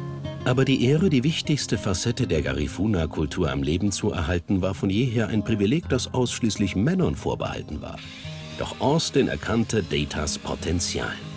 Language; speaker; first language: German; native; German